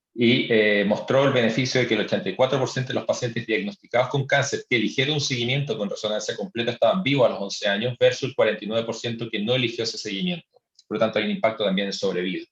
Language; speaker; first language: Spanish; native; Spanish